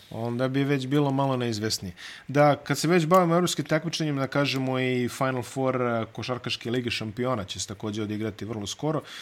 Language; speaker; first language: Bosnian; native; Bosnian